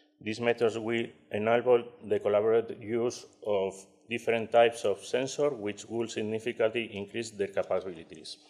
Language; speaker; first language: English; non-native, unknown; Spanish